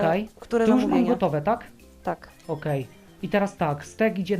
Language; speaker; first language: Polish; native; Polish